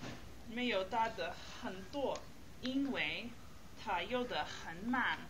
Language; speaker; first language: Chinese; non-native, learner; English